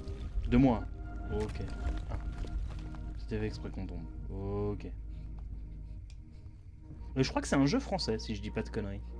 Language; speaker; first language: French; native; French